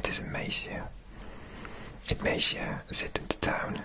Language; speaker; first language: Dutch; non-native, learner; English